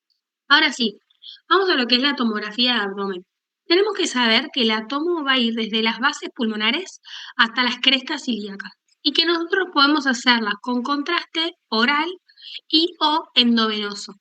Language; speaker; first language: Spanish; native; Spanish